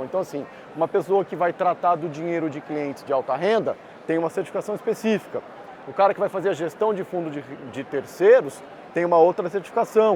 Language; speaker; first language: Portuguese; native; Portuguese